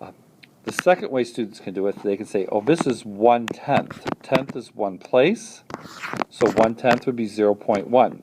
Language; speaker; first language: English; native; English